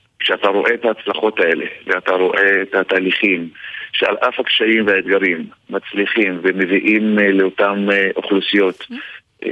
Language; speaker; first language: Hebrew; non-native, local second language; Arabic